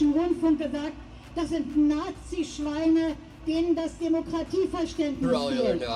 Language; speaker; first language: German; native; German